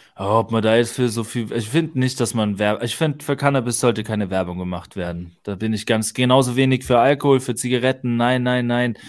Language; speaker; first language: German; native; German